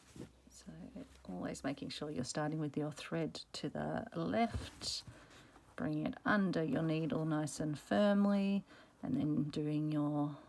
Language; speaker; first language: English; native; English